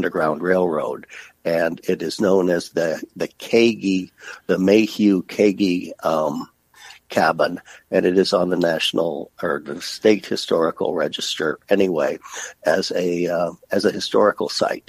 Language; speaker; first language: English; native; English